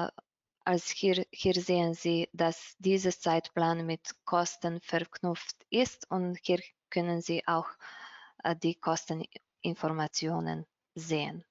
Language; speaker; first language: German; non-native, fluent; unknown